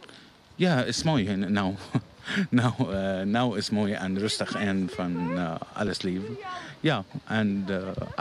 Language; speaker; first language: Dutch; non-native, learner; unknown